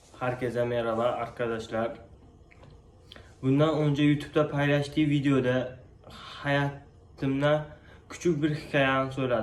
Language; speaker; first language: Turkish; non-native, learner; Uzbek